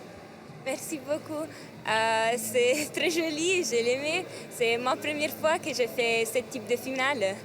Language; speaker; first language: French; non-native, learner; Italian